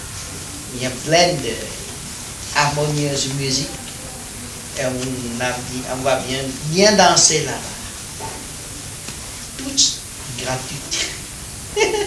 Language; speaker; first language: French; non-native, learner; Vietnamese